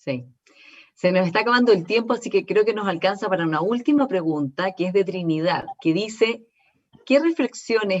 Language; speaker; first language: Spanish; native; Spanish